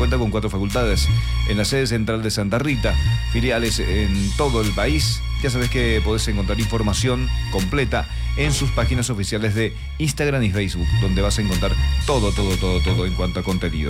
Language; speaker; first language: Spanish; native; Spanish